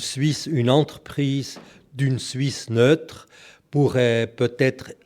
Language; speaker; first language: French; non-native, local second language; German